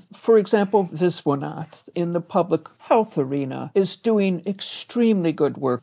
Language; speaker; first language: English; native; English